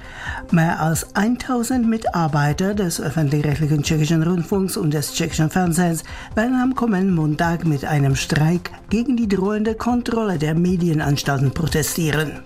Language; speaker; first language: German; native; German